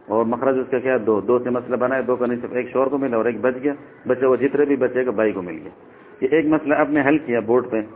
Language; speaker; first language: Urdu; non-native, local second language; Northern Hindko